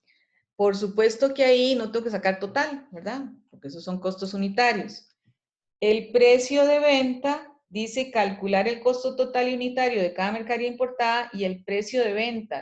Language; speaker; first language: Spanish; native; Spanish